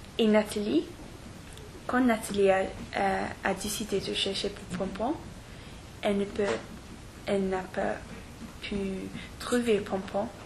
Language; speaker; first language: French; non-native, learner; English